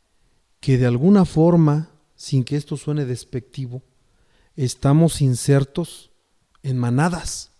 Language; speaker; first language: Spanish; native; Spanish